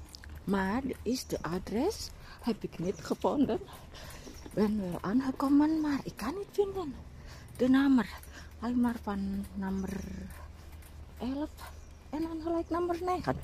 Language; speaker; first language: Dutch; non-native, learner; Indonesian